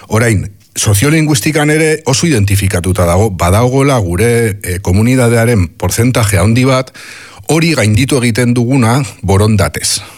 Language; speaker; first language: Basque; non-native, local second language; Spanish